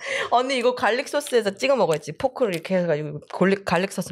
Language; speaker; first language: Korean; early bilingual, heritage; Korean